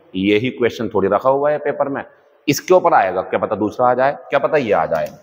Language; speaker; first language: Hindi; native; Hindi